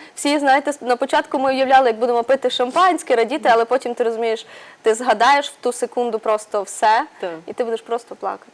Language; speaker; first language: Ukrainian; native; Ukrainian